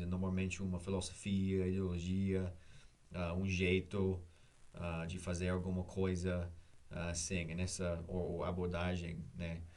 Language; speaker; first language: Portuguese; non-native, learner; English